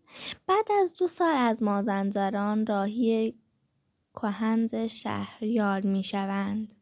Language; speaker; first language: Persian; native; Persian